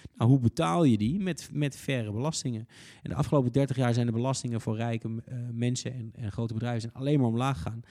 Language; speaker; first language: Dutch; native; Dutch